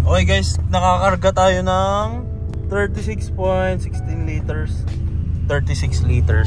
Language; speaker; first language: Filipino; native; Filipino